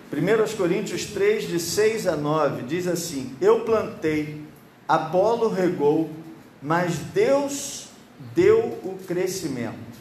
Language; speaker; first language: Portuguese; native; Portuguese